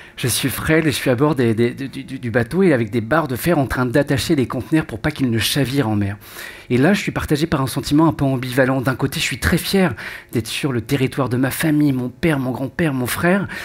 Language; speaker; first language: French; native; French